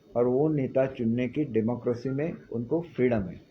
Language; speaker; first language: Hindi; non-native, local second language; Marathi